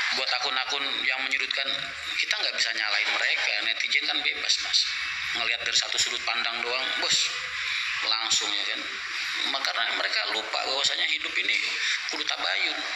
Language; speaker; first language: Indonesian; native; Indonesian